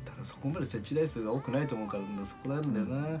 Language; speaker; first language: Japanese; native; Japanese